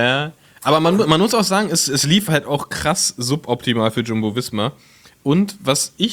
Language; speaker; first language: German; native; German